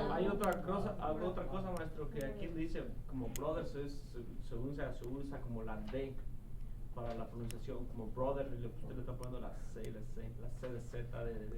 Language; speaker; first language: Spanish; native; Spanish